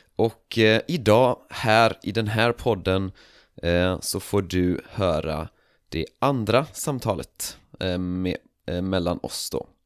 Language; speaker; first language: Swedish; native; Swedish